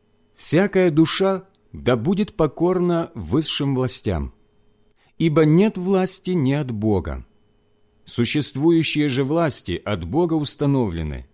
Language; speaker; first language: Russian; native; Russian